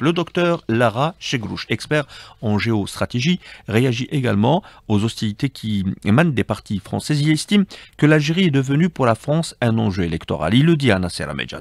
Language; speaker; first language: French; non-native, local second language; Arabic